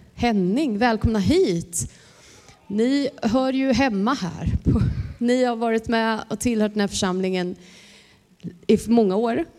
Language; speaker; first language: Swedish; native; Swedish